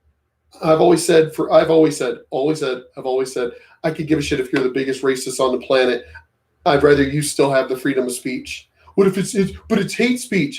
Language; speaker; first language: English; native; English